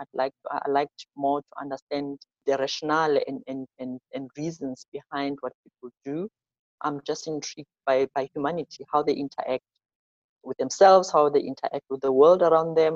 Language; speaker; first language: English; non-native, local second language; Zulu